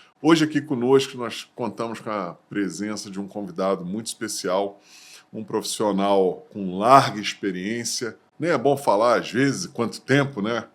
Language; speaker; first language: Portuguese; native; Portuguese